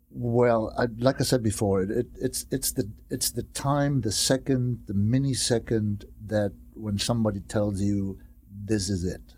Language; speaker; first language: English; non-native, fluent; German